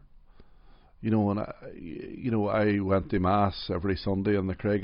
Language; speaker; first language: English; native; English